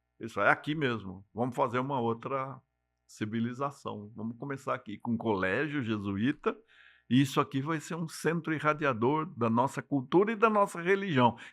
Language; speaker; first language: Portuguese; native; Portuguese